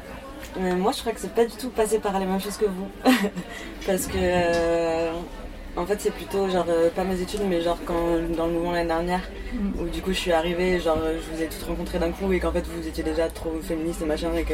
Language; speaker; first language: French; native; French